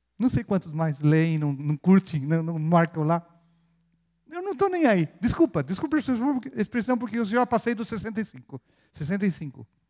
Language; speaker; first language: Portuguese; non-native, fluent; Spanish